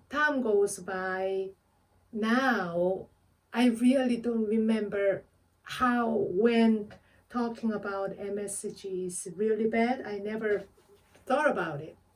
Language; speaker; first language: English; non-native, fluent; Korean